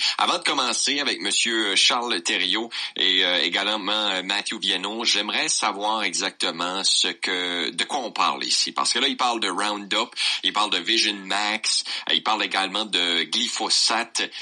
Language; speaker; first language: French; native; French